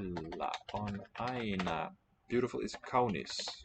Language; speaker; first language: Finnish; non-native, learner; English